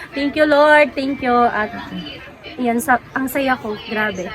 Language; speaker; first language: Filipino; non-native, local second language; Bikol